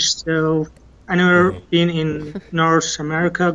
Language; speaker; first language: English; non-native, learner; Kurdish